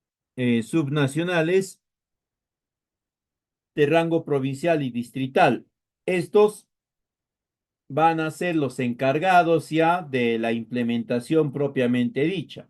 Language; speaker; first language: Spanish; native; Spanish